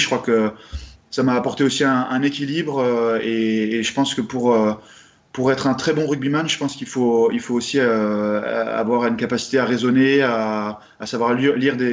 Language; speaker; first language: French; native; French